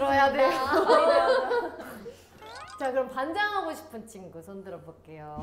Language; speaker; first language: Korean; native; Korean